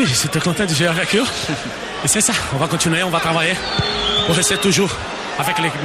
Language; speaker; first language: French; non-native, learner; Portuguese